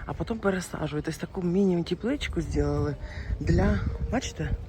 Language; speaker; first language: Ukrainian; non-native, local second language; Russian